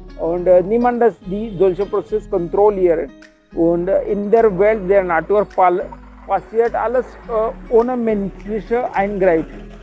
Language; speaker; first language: German; non-native, learner; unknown